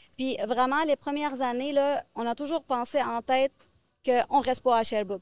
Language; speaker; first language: French; non-native, local second language; Arabic